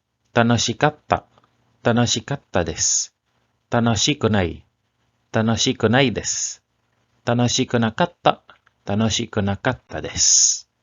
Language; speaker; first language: Japanese; non-native, learner; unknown